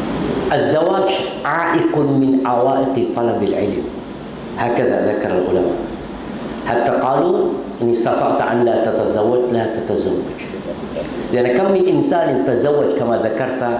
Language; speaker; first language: Arabic; non-native, fluent; Indonesian